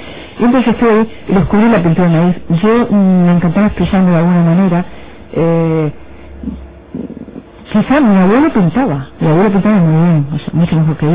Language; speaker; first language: Spanish; native; Spanish